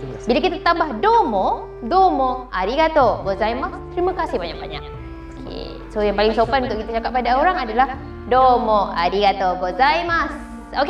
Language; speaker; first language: Malay; native; Malay